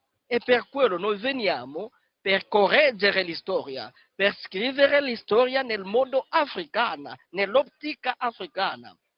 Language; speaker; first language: Italian; non-native, fluent; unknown